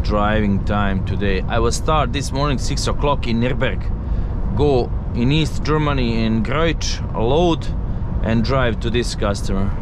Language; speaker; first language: English; non-native, fluent; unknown